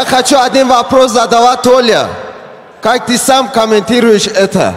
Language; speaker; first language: Russian; non-native, learner; Persian